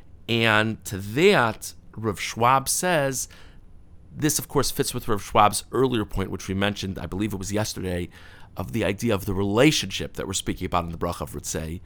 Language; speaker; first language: English; native; English